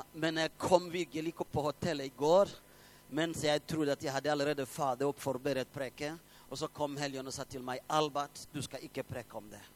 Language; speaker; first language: Norwegian; non-native, fluent; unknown